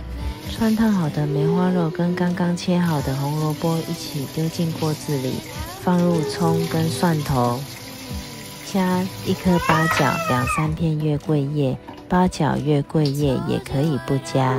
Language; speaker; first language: Chinese; native; Chinese